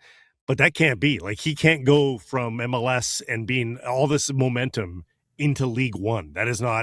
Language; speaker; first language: English; native; English